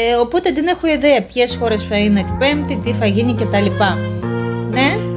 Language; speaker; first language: Greek; non-native, fluent; Russian